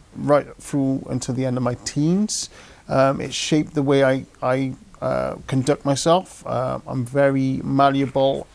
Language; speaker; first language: English; native; English